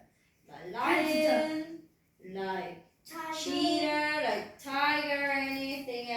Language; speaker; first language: English; non-native, learner; Vietnamese